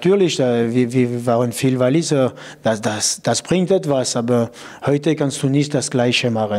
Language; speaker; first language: German; non-native, local second language; French